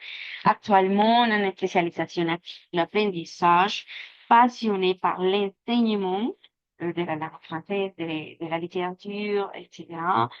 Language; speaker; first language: French; non-native, fluent; Spanish